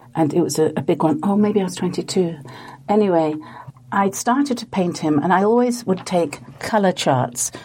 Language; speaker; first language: English; native; English